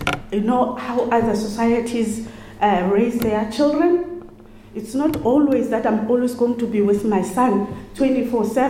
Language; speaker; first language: English; non-native, local second language; Xhosa